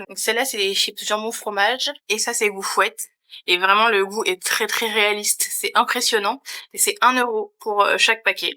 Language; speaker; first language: French; native; French